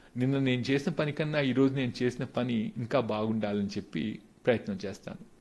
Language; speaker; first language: Telugu; native; Telugu